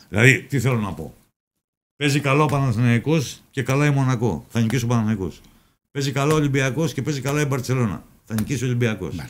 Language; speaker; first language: Greek; native; Greek